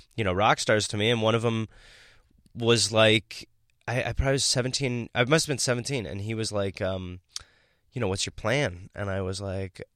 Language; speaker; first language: English; native; English